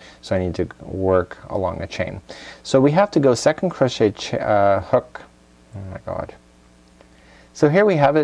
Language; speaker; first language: English; native; English